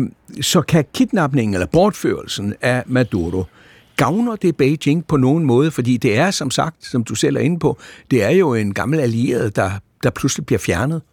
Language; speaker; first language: Danish; native; Danish